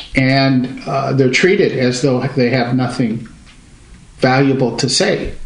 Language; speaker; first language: English; native; English